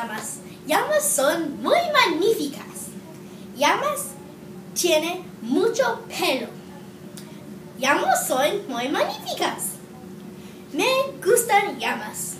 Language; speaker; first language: Spanish; non-native, learner; English